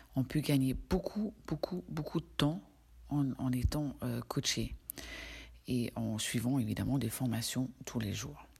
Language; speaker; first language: French; non-native, fluent; Danish